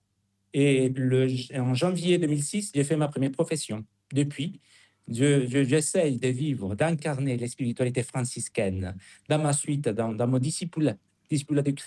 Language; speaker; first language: French; non-native, fluent; Spanish